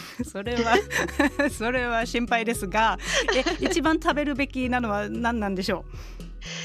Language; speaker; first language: Japanese; non-native, fluent; German